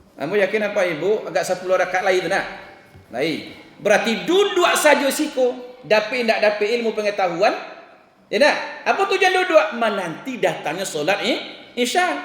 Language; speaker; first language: Malay; non-native, local second language; Minangkabau